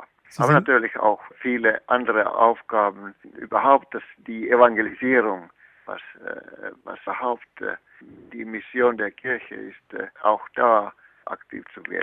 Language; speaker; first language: German; non-native, fluent; Finnish